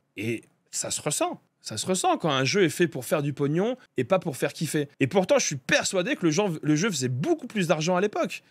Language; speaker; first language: French; native; French